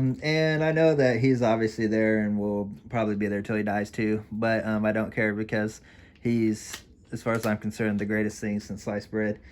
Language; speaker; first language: English; native; English